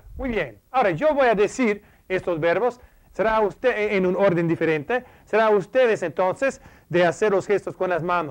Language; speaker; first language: Spanish; non-native, fluent; English